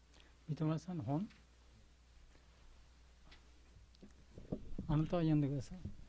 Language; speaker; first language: Japanese; non-native, learner; Bangla